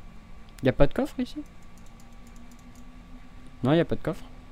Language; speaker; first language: French; native; French